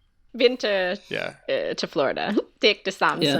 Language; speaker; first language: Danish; non-native, fluent; English